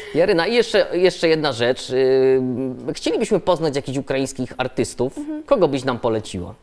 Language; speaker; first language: Polish; native; Polish